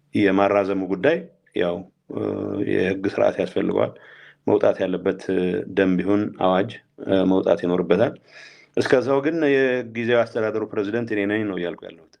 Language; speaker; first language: Amharic; non-native, local second language; Tigrinya